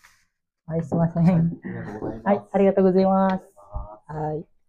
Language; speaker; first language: Japanese; non-native, learner; Indonesian